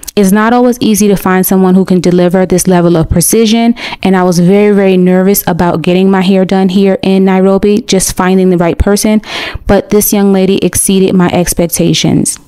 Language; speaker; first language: English; native; English